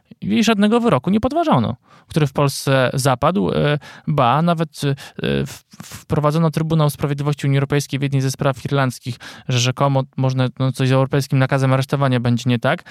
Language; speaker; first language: Polish; native; Polish